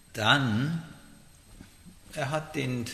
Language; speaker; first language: German; non-native, learner; Sinhala